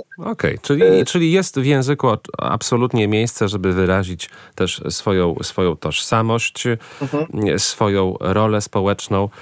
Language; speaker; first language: Polish; native; Polish